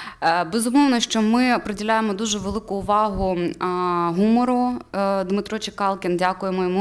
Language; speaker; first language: Ukrainian; native; Ukrainian